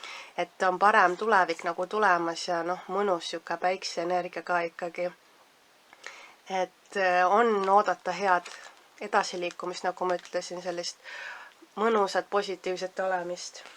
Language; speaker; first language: Estonian; native; Estonian